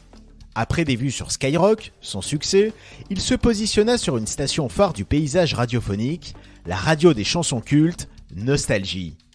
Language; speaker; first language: French; native; French